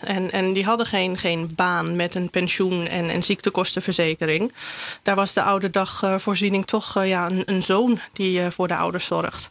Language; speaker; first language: Dutch; native; Dutch